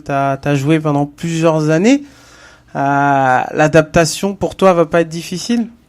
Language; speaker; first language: French; native; French